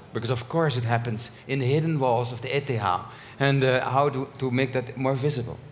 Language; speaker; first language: English; non-native, fluent; Dutch